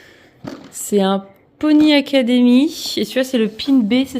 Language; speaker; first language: French; native; French